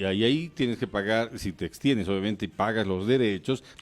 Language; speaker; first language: Spanish; native; Spanish